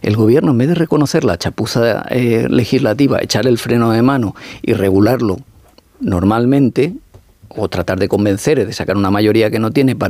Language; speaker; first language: Spanish; native; Spanish